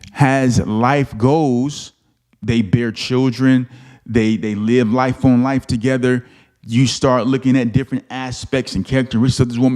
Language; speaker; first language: English; native; English